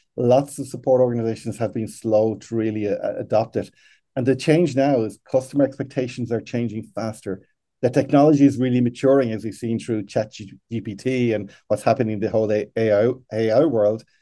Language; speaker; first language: English; native; English